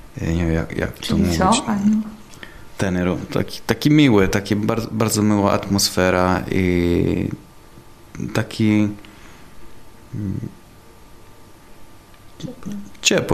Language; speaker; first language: Polish; non-native, learner; Italian